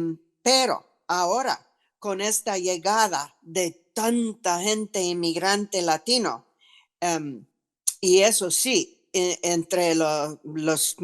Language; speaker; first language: Spanish; non-native, fluent; English